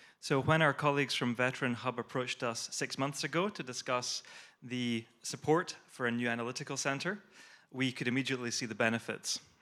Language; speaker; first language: English; native; English